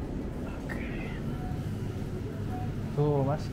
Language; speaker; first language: Spanish; non-native, learner; Portuguese